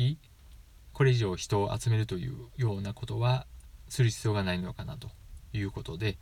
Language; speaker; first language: Japanese; native; Japanese